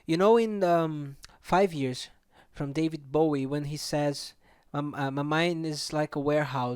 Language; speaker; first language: English; non-native, fluent; Portuguese